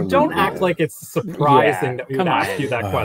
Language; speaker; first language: English; native; English